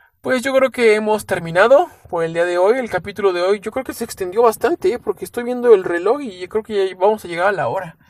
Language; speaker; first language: Spanish; native; Spanish